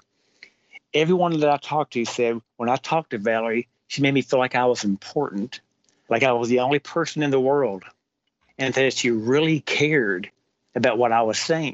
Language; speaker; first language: English; native; English